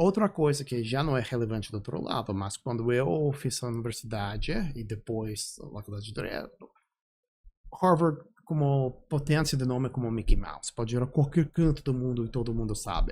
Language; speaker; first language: Portuguese; non-native, fluent; English